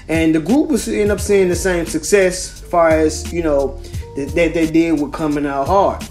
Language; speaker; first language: English; native; English